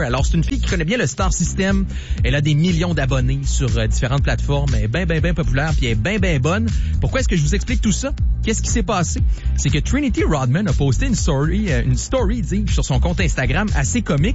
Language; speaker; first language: French; native; French